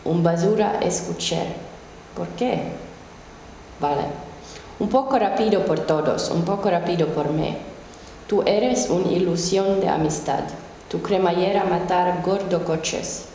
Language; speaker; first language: Spanish; non-native, learner; Finnish